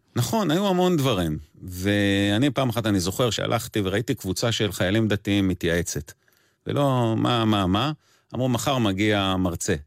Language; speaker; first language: Hebrew; native; Hebrew